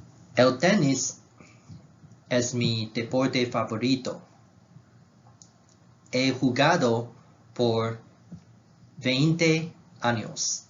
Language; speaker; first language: Spanish; non-native, learner; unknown